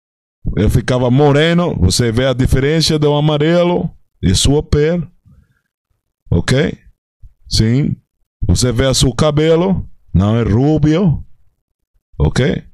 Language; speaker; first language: Portuguese; non-native, fluent; Spanish